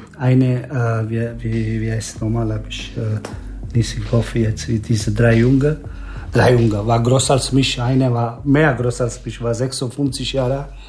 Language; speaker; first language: German; non-native, learner; Turkish